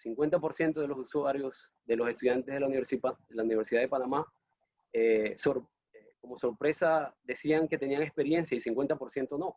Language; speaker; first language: Spanish; native; Spanish